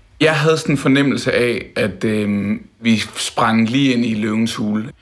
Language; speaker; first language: Danish; native; Danish